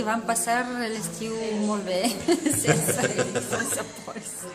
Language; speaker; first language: Catalan; non-native, local second language; Spanish